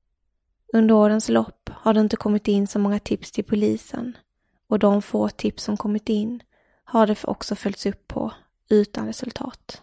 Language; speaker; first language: Swedish; native; Swedish